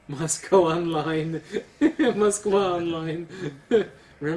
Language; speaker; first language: English; non-native, fluent; Russian